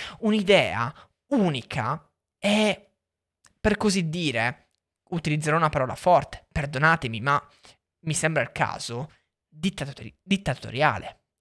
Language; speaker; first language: Italian; native; Italian